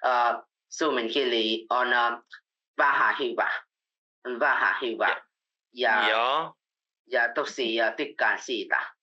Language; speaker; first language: Finnish; non-native, learner; Vietnamese